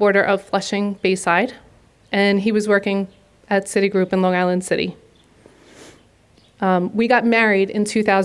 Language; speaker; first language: English; native; English